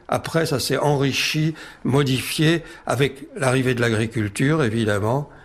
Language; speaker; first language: French; non-native, fluent; Czech